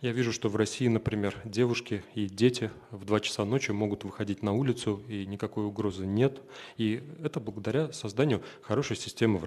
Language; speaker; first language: Russian; native; Russian